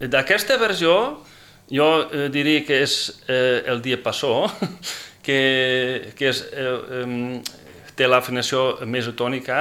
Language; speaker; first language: Catalan; non-native, fluent; Dutch